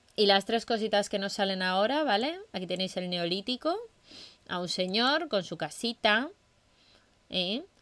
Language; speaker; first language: Spanish; native; Spanish